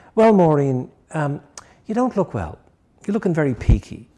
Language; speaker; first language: English; native; English